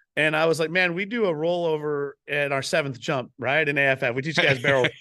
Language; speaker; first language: English; native; English